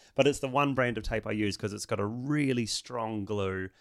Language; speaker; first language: English; native; English